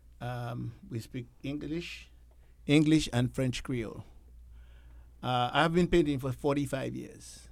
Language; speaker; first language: English; native; English